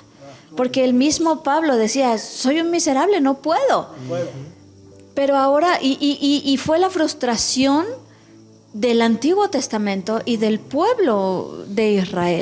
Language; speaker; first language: Spanish; native; Spanish